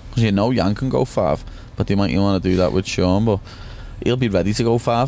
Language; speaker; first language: English; native; English